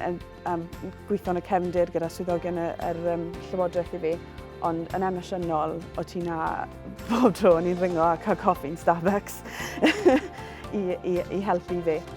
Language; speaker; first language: Welsh; native; Welsh